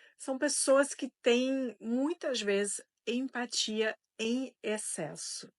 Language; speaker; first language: Portuguese; non-native, fluent; French